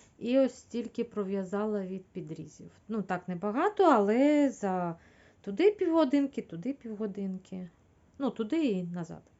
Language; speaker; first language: Ukrainian; non-native, local second language; Russian